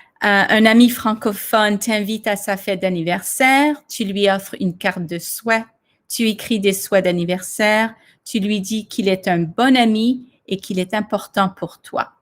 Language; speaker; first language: French; non-native, fluent; English